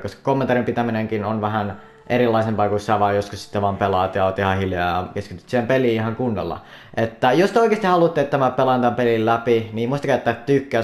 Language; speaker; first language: Finnish; native; Finnish